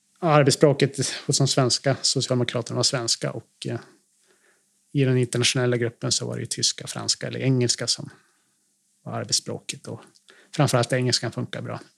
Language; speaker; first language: Swedish; native; Swedish